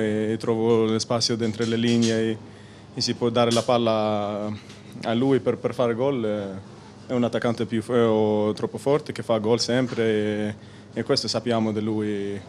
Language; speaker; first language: Italian; non-native, learner; Spanish